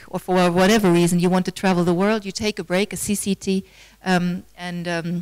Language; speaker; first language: English; non-native, fluent; German